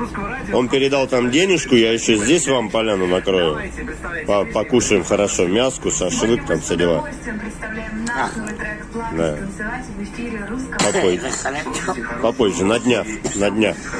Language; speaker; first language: Russian; native; Russian